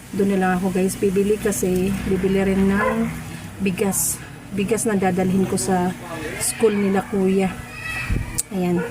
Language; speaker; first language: Filipino; non-native, local second language; Bikol